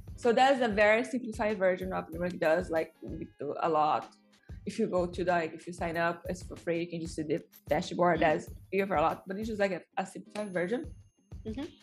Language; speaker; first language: English; non-native, fluent; Portuguese